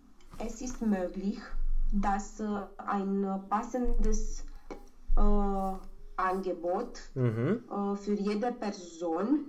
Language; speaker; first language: German; non-native, learner; Romanian